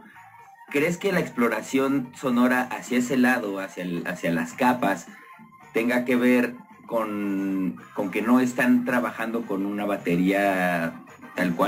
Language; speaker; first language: Spanish; native; Spanish